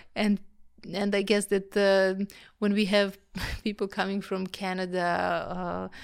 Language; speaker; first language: English; non-native, fluent; Serbian